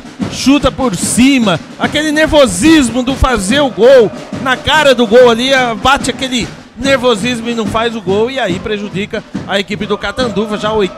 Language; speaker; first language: Portuguese; native; Portuguese